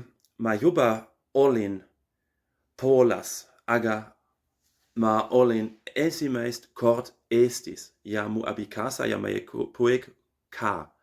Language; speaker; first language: Estonian; non-native, learner; German